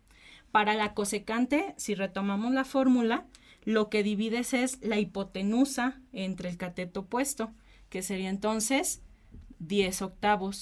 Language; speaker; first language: Spanish; native; Spanish